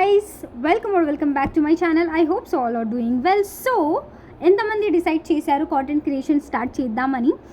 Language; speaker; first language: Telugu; non-native, local second language; Urdu